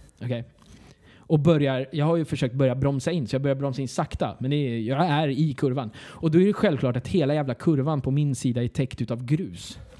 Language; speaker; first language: Swedish; early bilingual, other home language; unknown